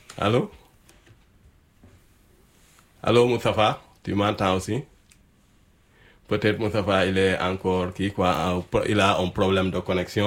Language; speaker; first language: French; non-native, local second language; Wolof